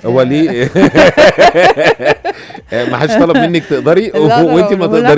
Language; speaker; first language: Arabic; native; Arabic